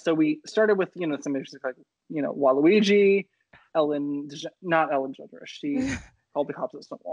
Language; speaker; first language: English; native; English